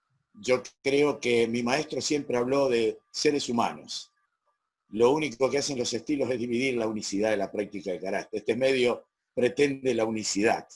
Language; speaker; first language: Spanish; native; Spanish